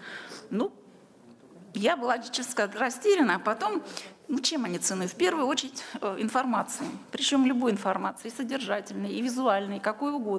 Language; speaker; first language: Russian; native; Russian